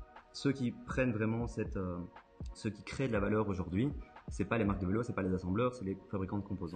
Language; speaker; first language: French; native; French